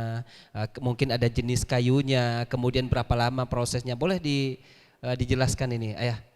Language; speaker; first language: Malay; native; Malay